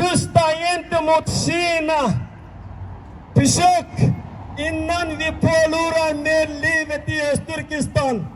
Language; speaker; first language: Swedish; non-native, learner; Uyghur